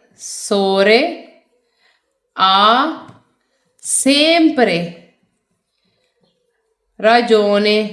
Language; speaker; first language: Italian; non-native, fluent; Urdu